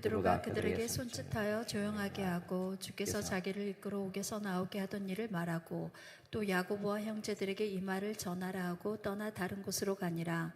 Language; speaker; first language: Korean; native; Korean